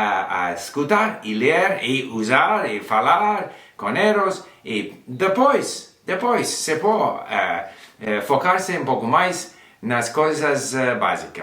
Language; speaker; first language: Portuguese; non-native, learner; English